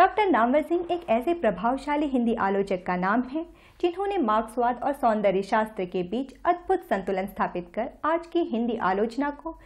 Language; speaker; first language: Hindi; native; Hindi